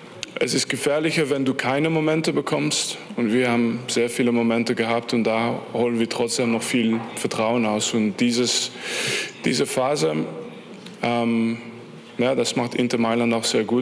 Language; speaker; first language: German; non-native, fluent; French